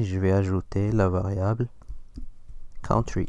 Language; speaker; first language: French; non-native, local second language; Arabic